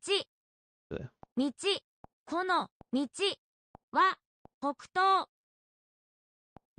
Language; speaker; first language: Japanese; non-native, learner; English